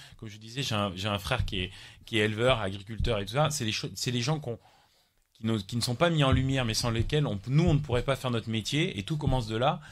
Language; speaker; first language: French; native; French